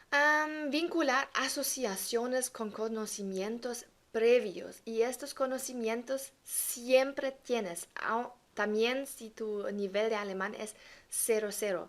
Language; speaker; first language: Spanish; non-native, fluent; German